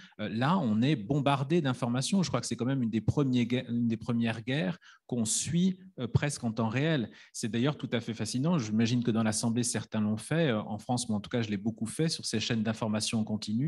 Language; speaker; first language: French; native; French